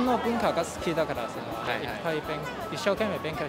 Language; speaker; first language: Japanese; non-native, learner; Cantonese